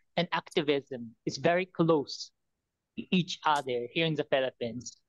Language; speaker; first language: English; non-native, fluent; Japanese